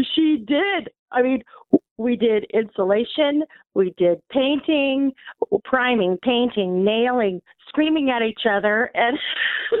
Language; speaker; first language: English; native; English